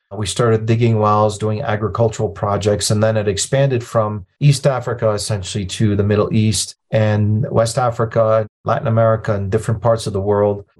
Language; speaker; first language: English; early bilingual, other home language; Arabic